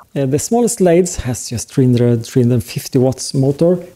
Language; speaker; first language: English; non-native, fluent; Norwegian